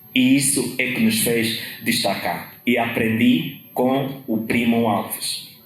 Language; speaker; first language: Portuguese; native; Portuguese